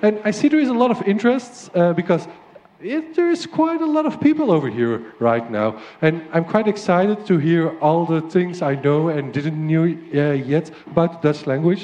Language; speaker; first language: English; non-native, fluent; Dutch